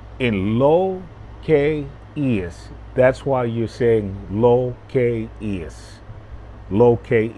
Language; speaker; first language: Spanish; non-native, learner; English